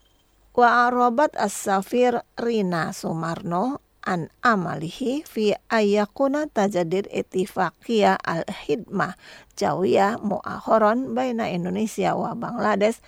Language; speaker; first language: Arabic; non-native, fluent; Indonesian